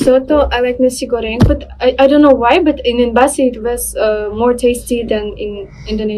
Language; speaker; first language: English; non-native, learner; Russian